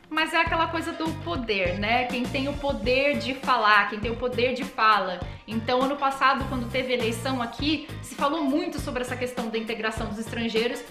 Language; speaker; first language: Portuguese; native; Portuguese